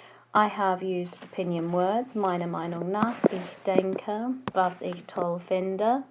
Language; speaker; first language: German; non-native, fluent; English